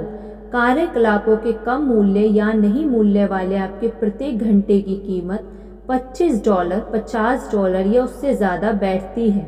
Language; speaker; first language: Hindi; native; Hindi